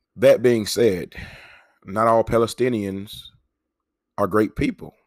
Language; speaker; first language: English; native; English